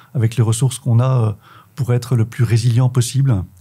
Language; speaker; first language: French; native; French